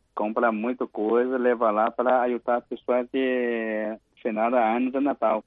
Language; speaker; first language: Portuguese; non-native, learner; Chinese